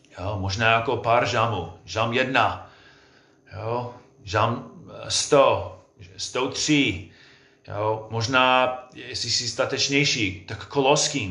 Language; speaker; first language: Czech; non-native, fluent; English